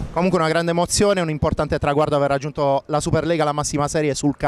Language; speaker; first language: Italian; native; Italian